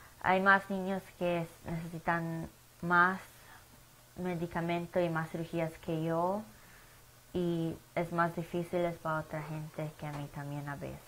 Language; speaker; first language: Spanish; early bilingual, heritage; Spanish